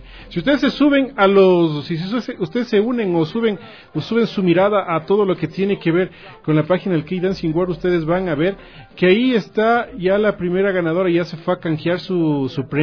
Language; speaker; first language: Spanish; native; Spanish